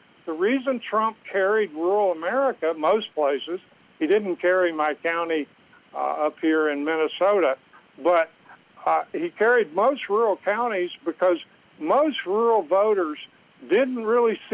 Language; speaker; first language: English; native; English